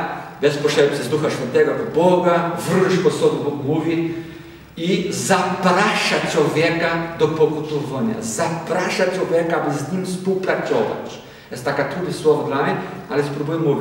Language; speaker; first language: Polish; non-native, learner; Portuguese